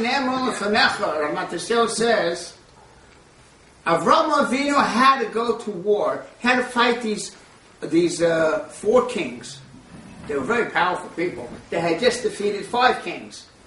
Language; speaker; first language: English; native; English